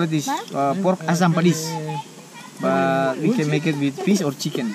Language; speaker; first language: English; non-native, learner; Indonesian